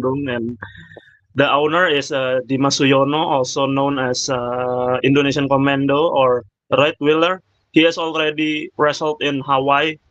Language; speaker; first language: English; non-native, learner; Indonesian